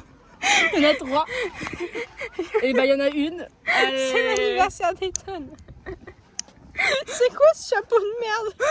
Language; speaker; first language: French; native; French